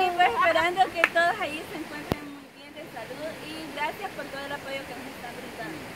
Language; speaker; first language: Spanish; native; Spanish